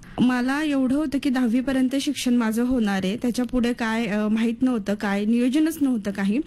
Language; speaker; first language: Marathi; native; Marathi